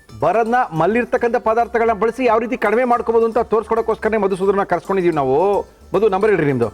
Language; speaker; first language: Kannada; native; Kannada